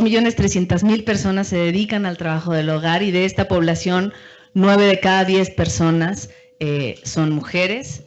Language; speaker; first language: Spanish; native; Spanish